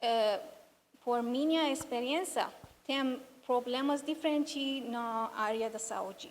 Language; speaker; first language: Portuguese; non-native, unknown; Persian